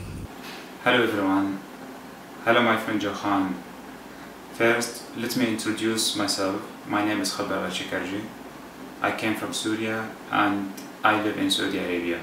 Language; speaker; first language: English; non-native, fluent; Arabic